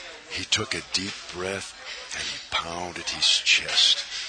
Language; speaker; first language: English; native; English